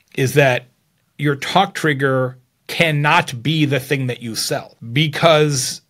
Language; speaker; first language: English; native; English